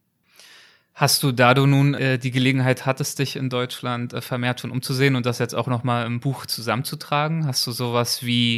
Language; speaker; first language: German; native; German